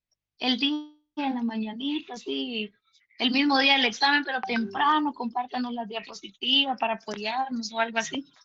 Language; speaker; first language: Spanish; native; Spanish